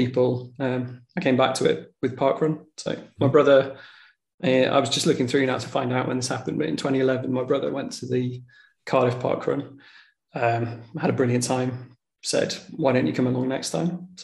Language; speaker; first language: English; native; English